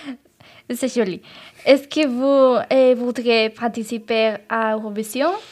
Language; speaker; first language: French; non-native, learner; Spanish